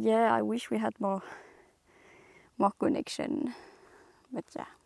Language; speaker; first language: English; non-native, fluent; French